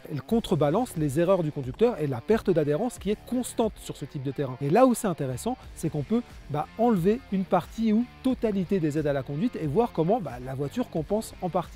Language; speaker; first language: French; native; French